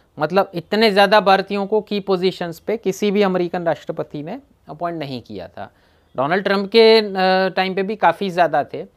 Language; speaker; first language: Hindi; non-native, local second language; Gujarati